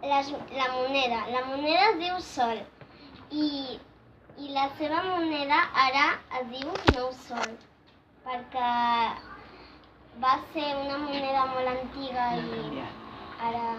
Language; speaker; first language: Catalan; early bilingual, other home language; Spanish